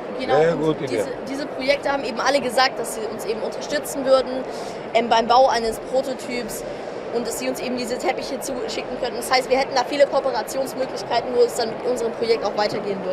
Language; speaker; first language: German; native; German